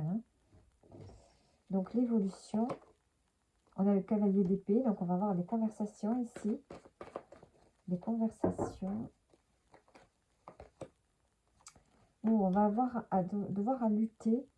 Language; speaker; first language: French; native; French